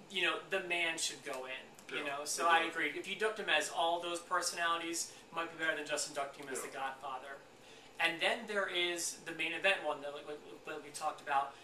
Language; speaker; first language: English; native; English